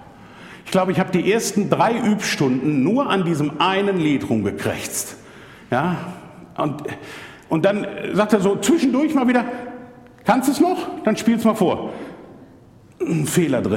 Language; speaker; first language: German; native; German